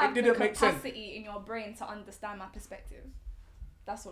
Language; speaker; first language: English; native; English